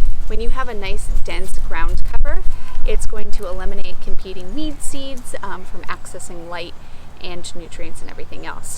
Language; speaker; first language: English; native; English